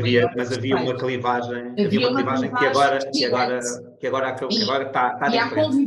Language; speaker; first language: Portuguese; native; Portuguese